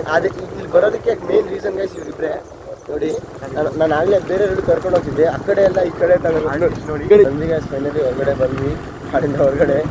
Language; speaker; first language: Kannada; non-native, local second language; Lambadi